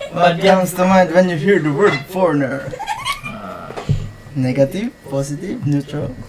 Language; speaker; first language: English; non-native, local second language; Cebuano